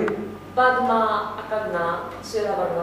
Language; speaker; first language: Arabic; non-native, learner; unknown